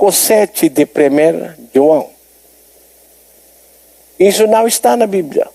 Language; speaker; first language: Portuguese; non-native, learner; Filipino